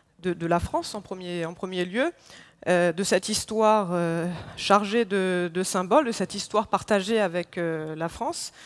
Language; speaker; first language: French; non-native, local second language; Haitian Creole